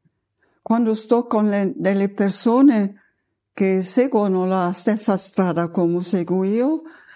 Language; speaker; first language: Italian; non-native, fluent; German